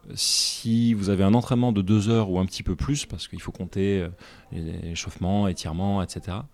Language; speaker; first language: French; native; French